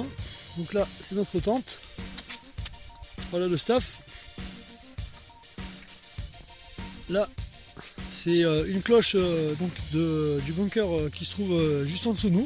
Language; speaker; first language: French; native; French